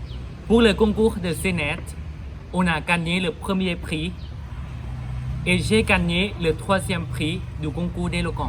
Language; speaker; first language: French; non-native, fluent; Thai